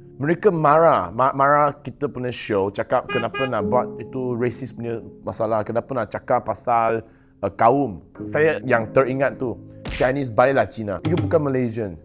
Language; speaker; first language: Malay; non-native, local second language; Chinese